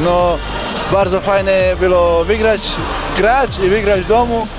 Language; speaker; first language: Polish; non-native, learner; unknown